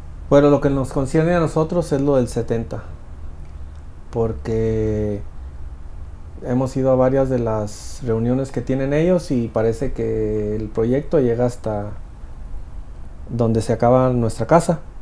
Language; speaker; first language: Spanish; native; Spanish